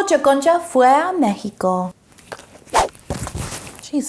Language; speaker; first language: Spanish; early bilingual, heritage; English